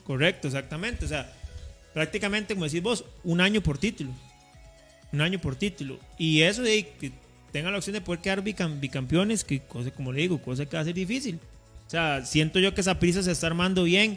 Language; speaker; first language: Spanish; native; Spanish